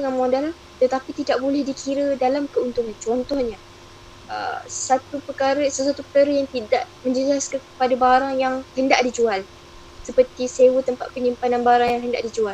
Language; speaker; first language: Malay; native; Malay